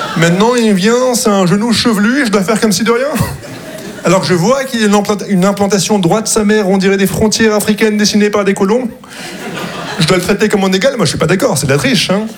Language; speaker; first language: French; non-native, local second language; Arabic